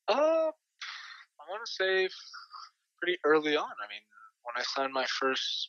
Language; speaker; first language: English; native; English